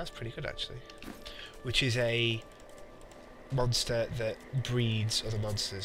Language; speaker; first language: English; native; English